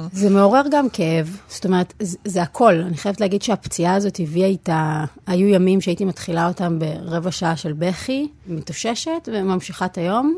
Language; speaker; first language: Hebrew; native; Hebrew